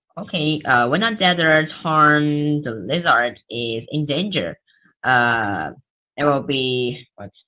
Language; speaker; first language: English; non-native, learner; Chinese